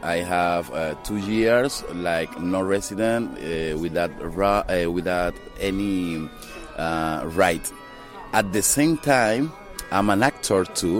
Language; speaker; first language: English; non-native, learner; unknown